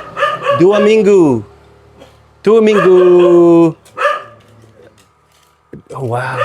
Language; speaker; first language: Indonesian; non-native, learner; English